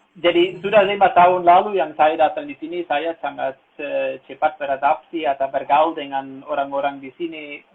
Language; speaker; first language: Indonesian; non-native, fluent; Swiss German